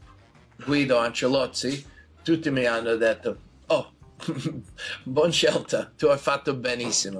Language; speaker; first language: Italian; non-native, learner; English